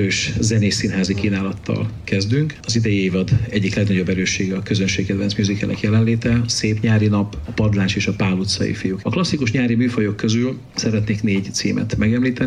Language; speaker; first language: Hungarian; native; Hungarian